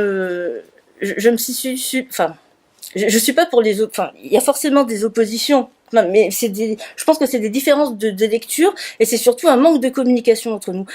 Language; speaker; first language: French; native; French